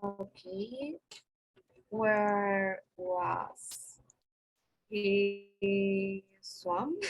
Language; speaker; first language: English; non-native, learner; Spanish